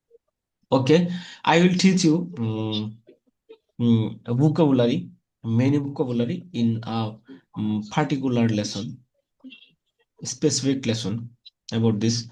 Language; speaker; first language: English; non-native, fluent; Bangla